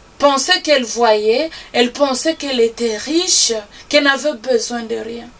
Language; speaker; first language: French; non-native, local second language; Swahili